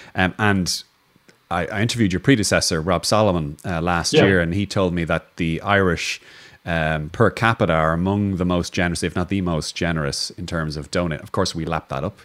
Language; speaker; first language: English; native; English